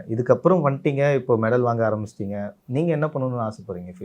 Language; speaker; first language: Tamil; native; Tamil